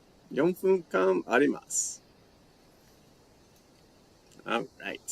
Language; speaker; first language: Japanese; non-native, learner; English